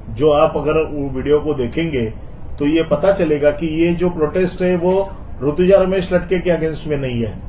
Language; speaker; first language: Hindi; non-native, local second language; Marathi